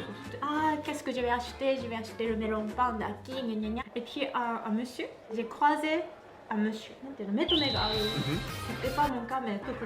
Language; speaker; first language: French; non-native, fluent; Japanese